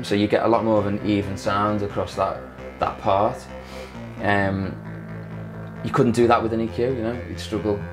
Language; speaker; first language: English; native; English